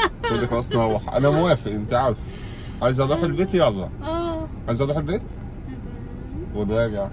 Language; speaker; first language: Arabic; native; Arabic